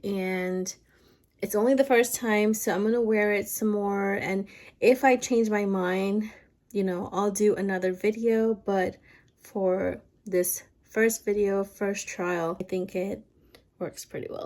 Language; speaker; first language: English; native; English